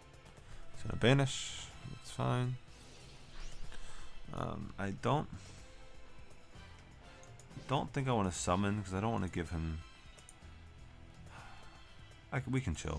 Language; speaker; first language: English; native; English